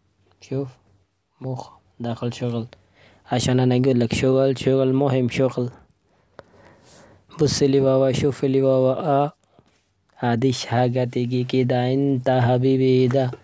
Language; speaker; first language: Arabic; non-native, learner; Urdu